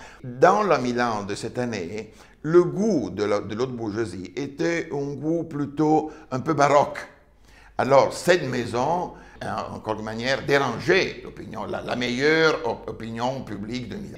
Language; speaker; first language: French; non-native, fluent; Italian